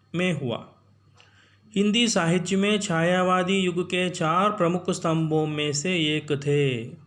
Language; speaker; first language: Hindi; non-native, local second language; Telugu